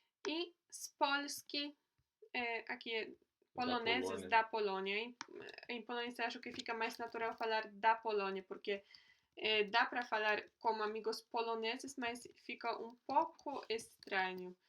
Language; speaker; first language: Portuguese; non-native, fluent; Polish